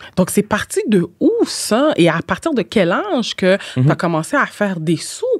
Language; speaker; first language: French; native; French